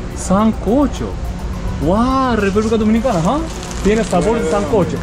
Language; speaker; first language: Spanish; non-native, learner; Japanese